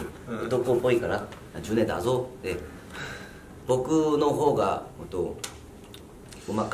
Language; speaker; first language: Japanese; non-native, fluent; Korean